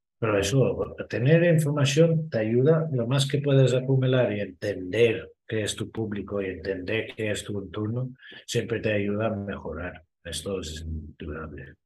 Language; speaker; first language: Spanish; non-native, fluent; English